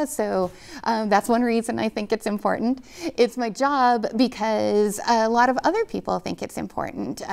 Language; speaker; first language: English; native; English